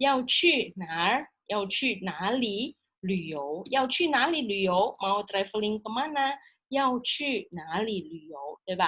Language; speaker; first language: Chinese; non-native, fluent; Indonesian